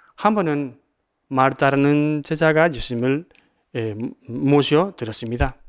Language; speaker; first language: Korean; non-native, fluent; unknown